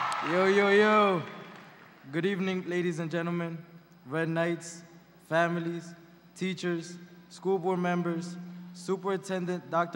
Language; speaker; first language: English; early bilingual, other home language; Spanish